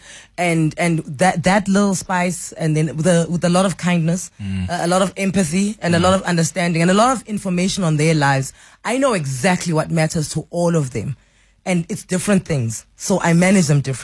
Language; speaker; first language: English; non-native, local second language; Xhosa